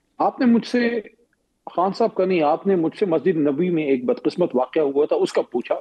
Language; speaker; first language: Urdu; non-native, local second language; Pashto